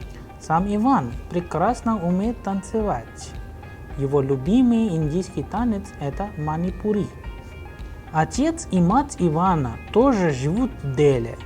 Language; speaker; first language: Russian; non-native, fluent; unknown